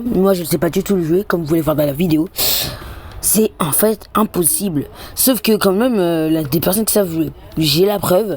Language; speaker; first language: French; native; French